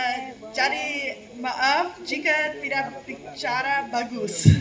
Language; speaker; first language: Indonesian; non-native, learner; English